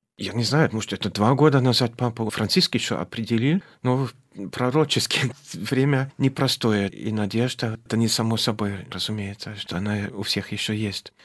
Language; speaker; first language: Russian; non-native, fluent; German